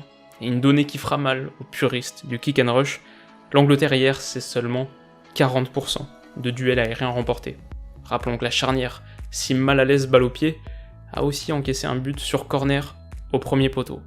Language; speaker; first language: French; native; French